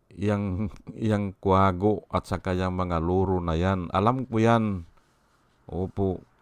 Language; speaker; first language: Filipino; non-native, local second language; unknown